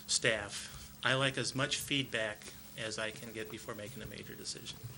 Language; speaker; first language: English; native; English